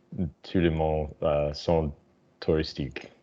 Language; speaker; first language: French; non-native, learner; English